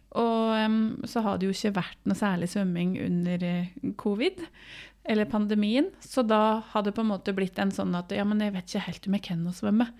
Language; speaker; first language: Norwegian; native; Norwegian